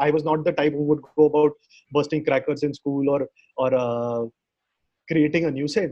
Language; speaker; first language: English; non-native, local second language; Hindi